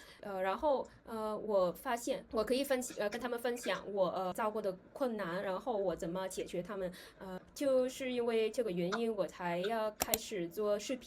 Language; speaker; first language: Chinese; non-native, fluent; Vietnamese